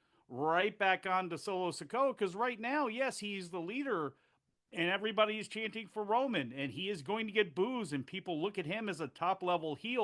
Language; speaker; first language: English; native; English